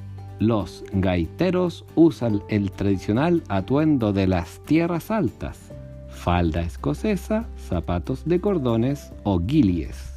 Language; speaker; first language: Spanish; native; Spanish